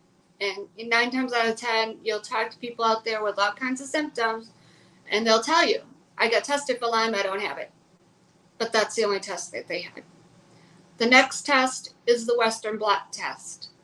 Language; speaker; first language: English; native; English